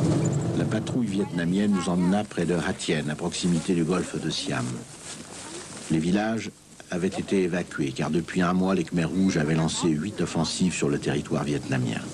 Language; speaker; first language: French; native; French